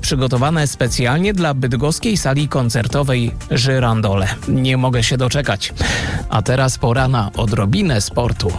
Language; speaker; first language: Polish; native; Polish